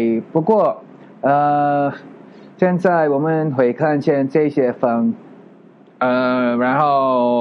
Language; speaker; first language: Chinese; non-native, learner; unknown